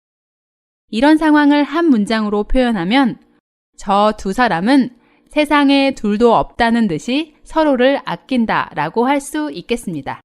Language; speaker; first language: Korean; native; Korean